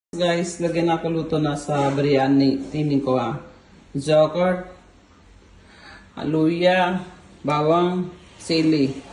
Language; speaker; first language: Filipino; non-native, learner; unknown